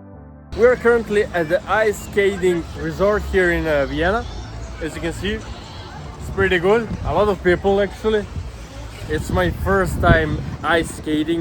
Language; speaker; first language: English; non-native, fluent; Serbian